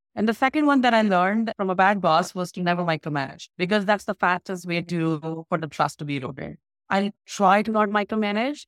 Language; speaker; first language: English; non-native, local second language; Hindi